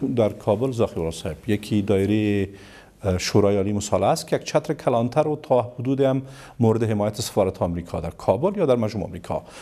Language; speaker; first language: Persian; native; Persian